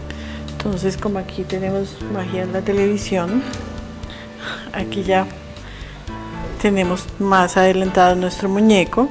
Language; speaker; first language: Spanish; native; Spanish